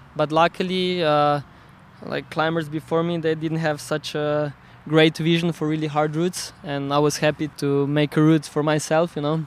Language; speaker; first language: English; non-native, fluent; Slovenian